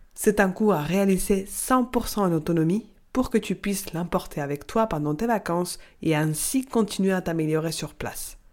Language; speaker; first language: French; non-native, fluent; Spanish